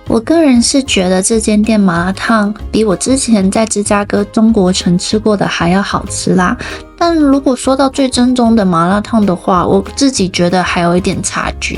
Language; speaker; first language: Chinese; native; Chinese